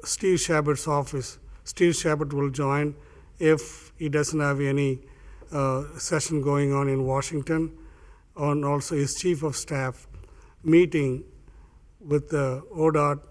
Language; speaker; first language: English; non-native, fluent; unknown